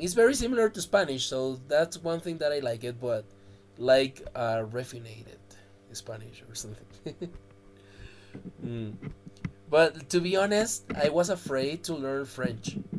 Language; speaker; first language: English; non-native, fluent; Spanish